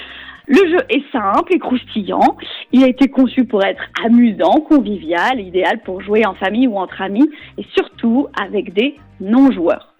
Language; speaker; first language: French; native; French